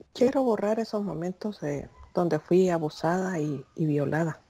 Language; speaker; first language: Spanish; native; Spanish